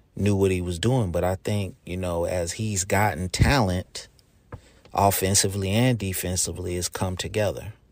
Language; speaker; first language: English; native; English